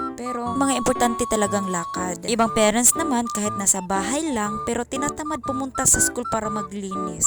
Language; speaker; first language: Filipino; non-native, local second language; Cebuano